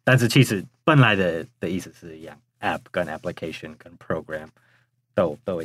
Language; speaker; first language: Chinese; non-native, fluent; English